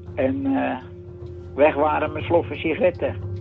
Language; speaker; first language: Dutch; native; Dutch